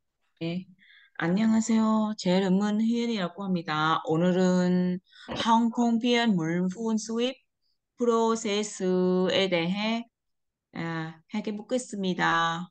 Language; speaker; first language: Korean; non-native, learner; Vietnamese